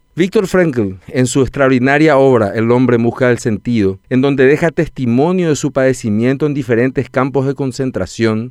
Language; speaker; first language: Spanish; native; Spanish